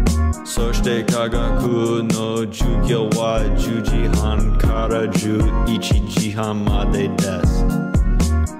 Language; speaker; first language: Japanese; non-native, learner; English